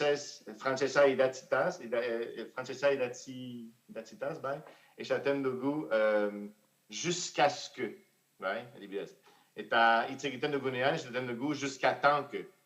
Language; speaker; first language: Basque; non-native, fluent; French